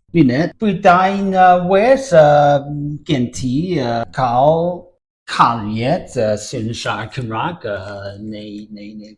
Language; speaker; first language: Welsh; non-native, learner; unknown